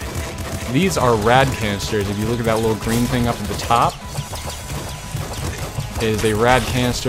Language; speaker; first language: English; native; English